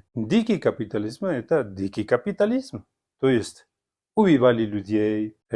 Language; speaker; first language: Russian; non-native, fluent; Spanish